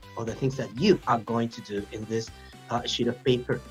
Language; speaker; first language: English; non-native, fluent; Spanish